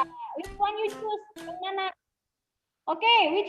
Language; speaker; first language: English; non-native, learner; Indonesian